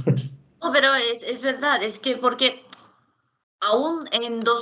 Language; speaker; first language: Spanish; non-native, fluent; Turkish